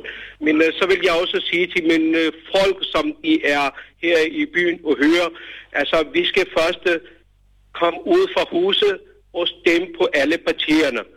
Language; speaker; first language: Danish; non-native, learner; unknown